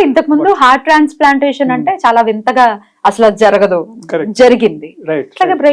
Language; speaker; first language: Telugu; native; Telugu